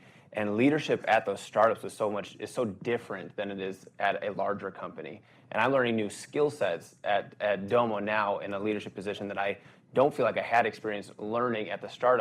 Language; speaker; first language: English; native; English